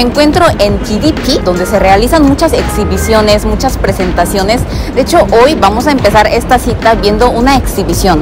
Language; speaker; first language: Spanish; non-native, fluent; Korean